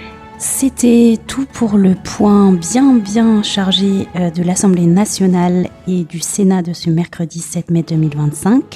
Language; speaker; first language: French; native; French